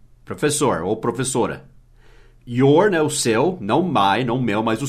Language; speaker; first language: Portuguese; non-native, fluent; English